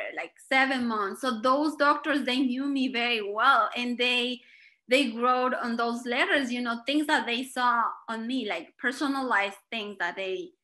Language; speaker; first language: English; non-native, fluent; Spanish